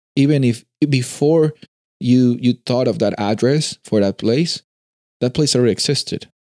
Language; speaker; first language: English; non-native, fluent; Spanish